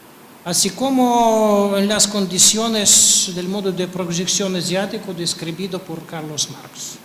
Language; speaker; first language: Spanish; non-native, fluent; Russian